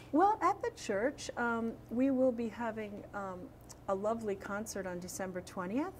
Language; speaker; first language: English; native; English